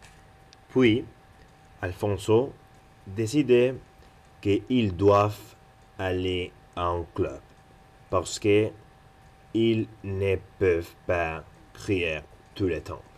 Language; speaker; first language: French; non-native, learner; Spanish